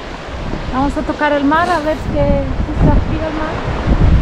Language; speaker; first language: Spanish; non-native, fluent; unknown